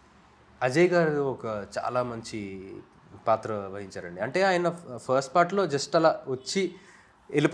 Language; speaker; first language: Telugu; native; Telugu